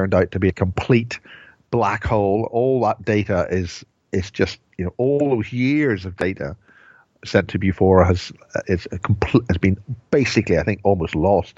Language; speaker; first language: English; native; English